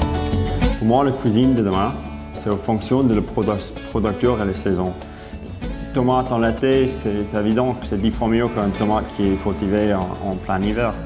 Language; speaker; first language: French; non-native, fluent; English